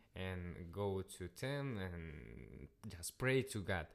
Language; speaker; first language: English; non-native, learner; Russian